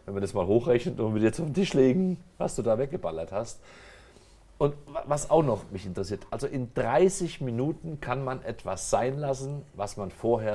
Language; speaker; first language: German; native; German